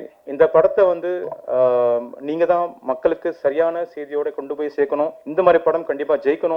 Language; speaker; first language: Tamil; native; Tamil